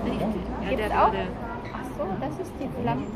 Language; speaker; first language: German; non-native, learner; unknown